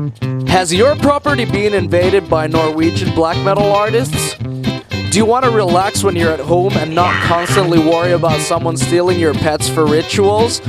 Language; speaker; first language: English; non-native, fluent; Finnish